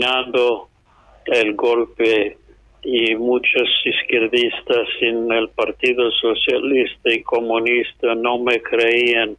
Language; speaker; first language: Spanish; non-native, fluent; English